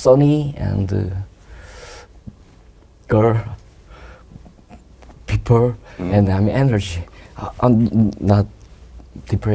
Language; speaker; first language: English; non-native, learner; Korean